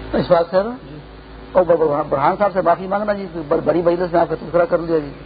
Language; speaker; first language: Urdu; non-native, local second language; Pashto